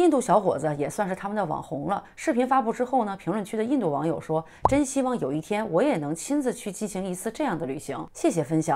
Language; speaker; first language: Chinese; native; Chinese